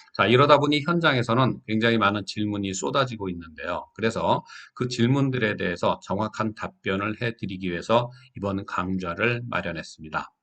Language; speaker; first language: Korean; native; Korean